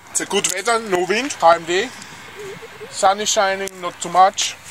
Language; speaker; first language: English; non-native, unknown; German